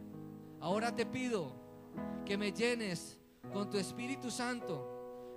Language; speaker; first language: Spanish; native; Spanish